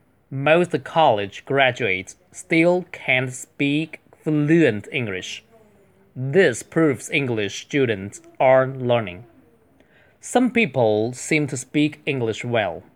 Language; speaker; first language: English; non-native, fluent; Chinese